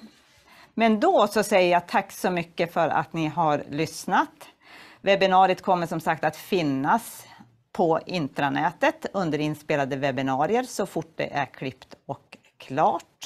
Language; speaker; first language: Swedish; native; Swedish